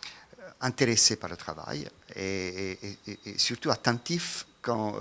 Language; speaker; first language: French; non-native, fluent; Italian